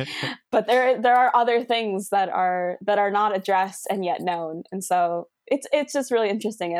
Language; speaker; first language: English; native; English